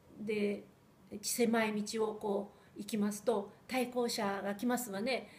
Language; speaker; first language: Japanese; early bilingual, heritage; Japanese